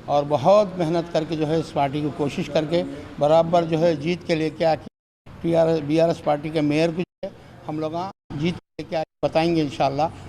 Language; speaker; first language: Urdu; native; Urdu